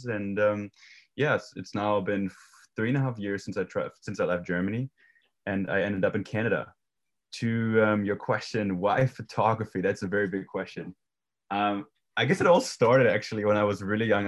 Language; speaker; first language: English; non-native, fluent; German